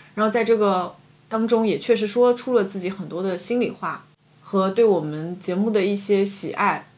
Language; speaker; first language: Chinese; native; Chinese